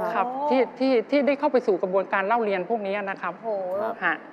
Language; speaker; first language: Thai; native; Thai